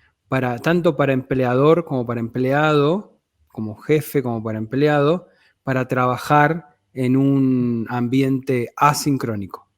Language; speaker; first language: Spanish; native; Spanish